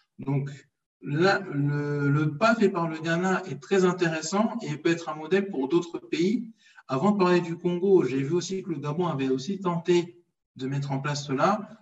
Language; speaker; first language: French; early bilingual, other home language; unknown